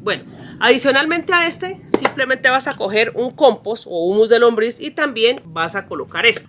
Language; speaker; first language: Spanish; native; Spanish